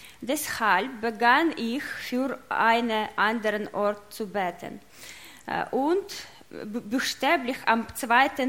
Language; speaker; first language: German; non-native, learner; Russian